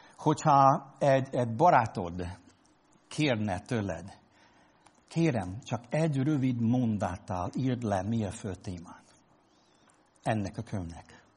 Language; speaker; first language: Hungarian; non-native, fluent; English